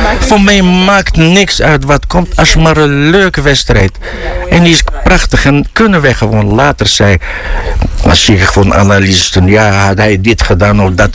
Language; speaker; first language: Dutch; non-native, fluent; Arabic